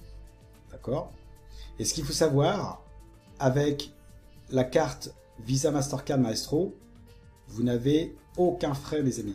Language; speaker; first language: French; native; French